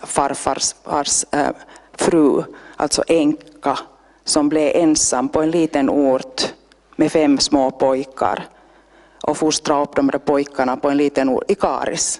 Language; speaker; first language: Swedish; native; Swedish